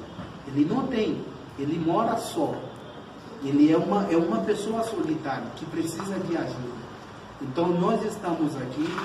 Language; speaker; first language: Portuguese; non-native, fluent; Haitian Creole